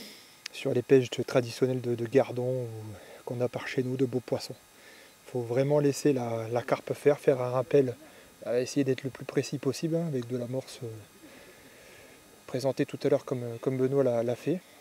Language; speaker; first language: French; native; French